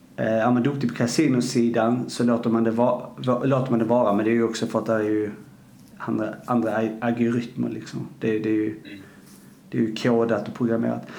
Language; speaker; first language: Swedish; native; Swedish